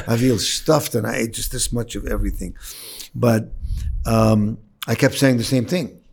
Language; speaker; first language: English; non-native, fluent; Arabic